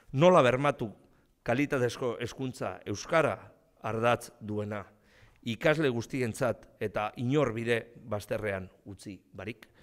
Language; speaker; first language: Basque; non-native, local second language; Spanish